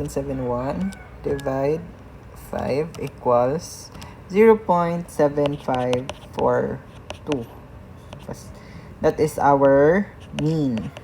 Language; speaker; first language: English; non-native, local second language; Cebuano